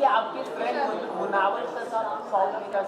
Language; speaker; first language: Hindi; native; Hindi